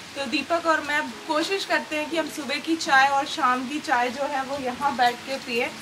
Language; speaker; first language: Hindi; native; Hindi